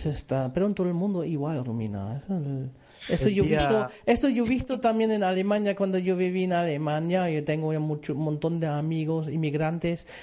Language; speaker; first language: Spanish; non-native, fluent; German